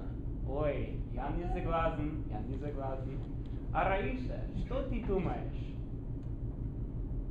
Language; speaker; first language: Russian; non-native, learner; English